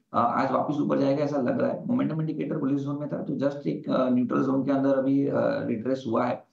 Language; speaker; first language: Hindi; native; Hindi